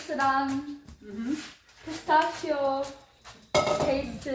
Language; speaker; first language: Korean; early bilingual, heritage; English